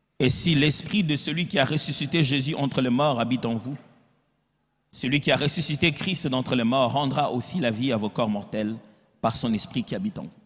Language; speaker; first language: French; non-native, local second language; Lingala